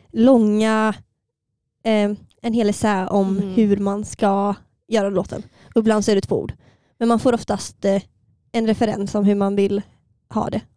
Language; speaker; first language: Swedish; native; Swedish